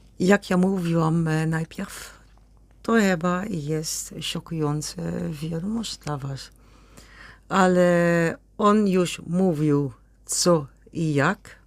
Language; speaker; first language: Polish; non-native, learner; Dutch